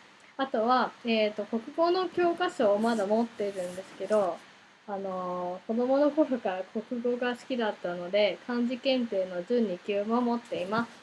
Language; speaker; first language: Japanese; early bilingual, heritage; Japanese